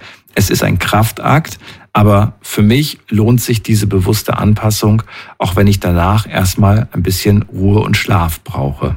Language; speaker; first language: German; native; German